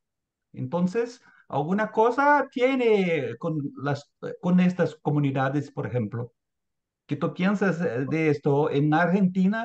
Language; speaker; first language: Spanish; non-native, fluent; Portuguese